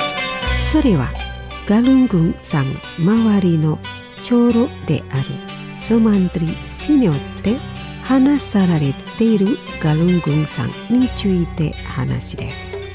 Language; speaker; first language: Japanese; non-native, fluent; Indonesian